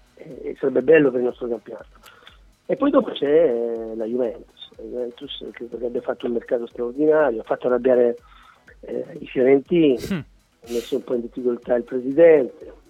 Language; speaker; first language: Italian; native; Italian